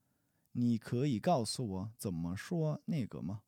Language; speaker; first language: Chinese; non-native, learner; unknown